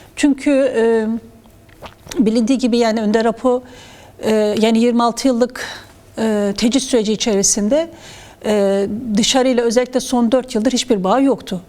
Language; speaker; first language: Turkish; non-native, local second language; Kurdish